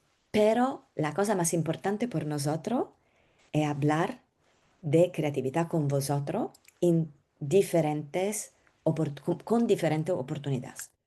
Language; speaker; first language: Spanish; non-native, learner; Italian